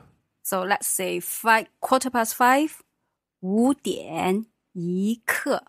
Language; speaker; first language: English; non-native, fluent; Chinese